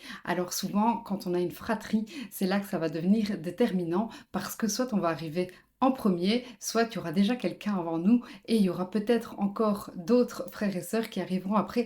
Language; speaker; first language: French; native; French